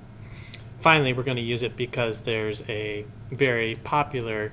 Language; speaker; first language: English; native; English